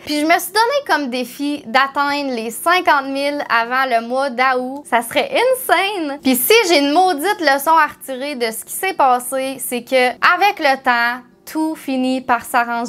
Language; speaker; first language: French; native; French